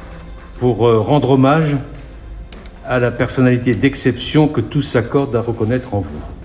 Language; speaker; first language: French; native; French